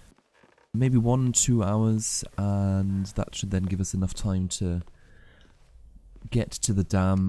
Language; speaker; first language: English; native; English